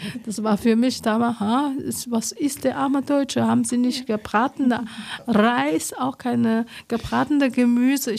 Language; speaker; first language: German; non-native, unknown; Chinese